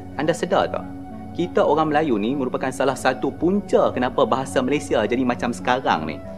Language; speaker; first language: Malay; native; Malay